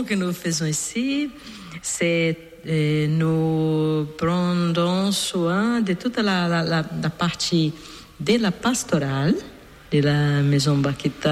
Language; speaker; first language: French; non-native, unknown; Portuguese